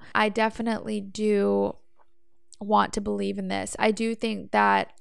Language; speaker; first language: English; native; English